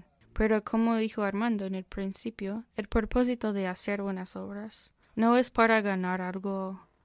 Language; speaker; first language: Spanish; non-native, fluent; English